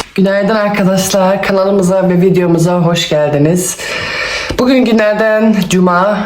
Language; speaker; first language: Turkish; early bilingual, heritage; Turkish